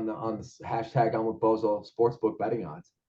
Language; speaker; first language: English; native; English